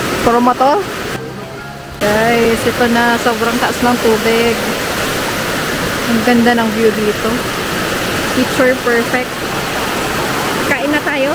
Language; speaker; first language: Filipino; native; Filipino